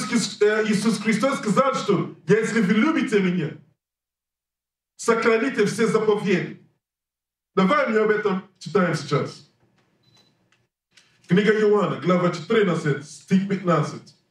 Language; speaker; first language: Russian; non-native, learner; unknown